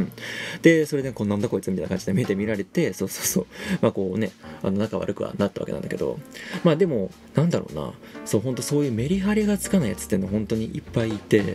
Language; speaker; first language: Japanese; native; Japanese